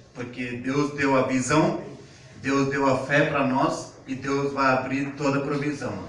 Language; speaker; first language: Portuguese; non-native, fluent; Hindi